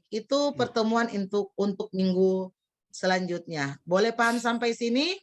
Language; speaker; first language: Indonesian; native; Indonesian